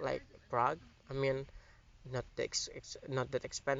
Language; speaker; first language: English; non-native, learner; Indonesian